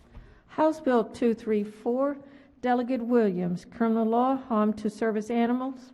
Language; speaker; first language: English; native; English